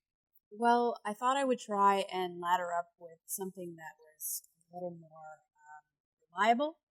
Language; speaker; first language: English; native; English